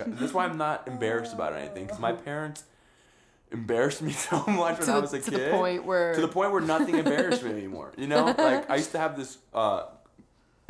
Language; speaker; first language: English; early bilingual, other home language; Spanish